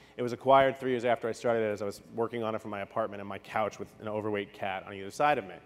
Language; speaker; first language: English; native; English